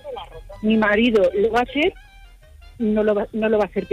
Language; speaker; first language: Spanish; native; Spanish